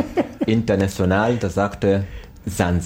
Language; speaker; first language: German; non-native, learner; Swahili